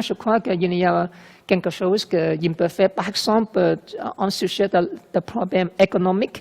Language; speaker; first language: French; non-native, fluent; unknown